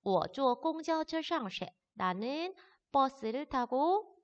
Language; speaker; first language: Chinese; non-native, fluent; Korean